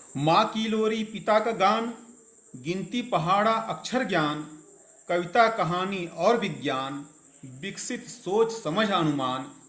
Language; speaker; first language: Hindi; native; Hindi